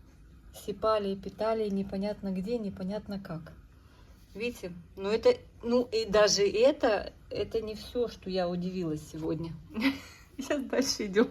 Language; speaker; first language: Russian; native; Russian